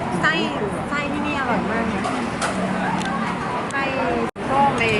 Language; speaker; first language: Thai; native; Thai